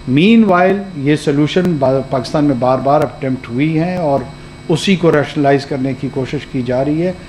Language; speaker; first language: Urdu; non-native, local second language; Pashto